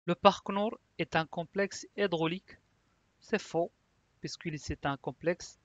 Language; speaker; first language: French; non-native, local second language; Arabic